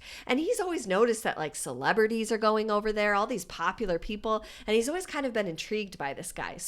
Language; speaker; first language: English; native; English